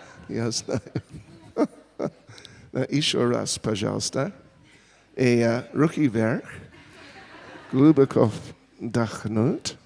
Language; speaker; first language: Russian; non-native, learner; English